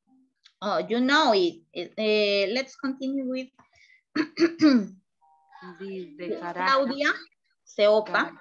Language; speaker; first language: English; non-native, learner; Spanish